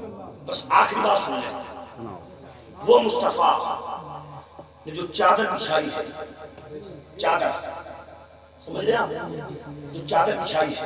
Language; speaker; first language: Urdu; native; Urdu